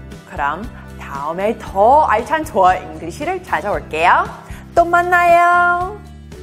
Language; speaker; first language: Korean; non-native, fluent; English